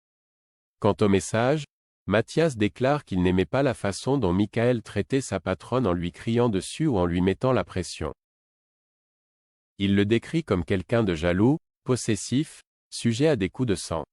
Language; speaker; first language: French; native; French